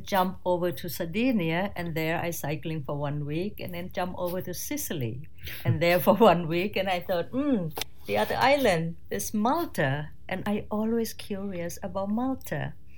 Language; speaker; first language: English; non-native, fluent; Thai